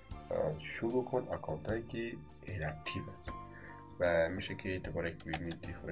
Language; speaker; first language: Persian; native; Persian